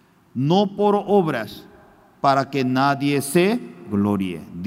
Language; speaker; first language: Spanish; non-native, fluent; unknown